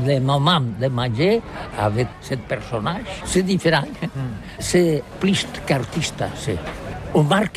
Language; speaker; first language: French; non-native, learner; Catalan